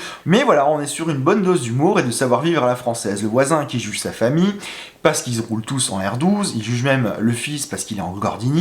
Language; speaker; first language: French; native; French